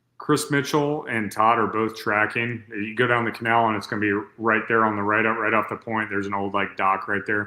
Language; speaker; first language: English; native; English